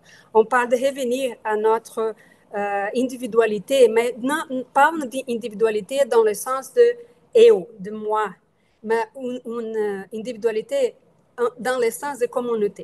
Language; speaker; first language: French; non-native, fluent; Portuguese